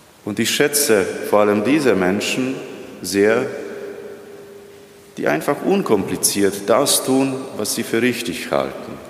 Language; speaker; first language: German; non-native, fluent; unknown